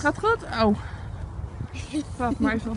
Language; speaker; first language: Dutch; native; Dutch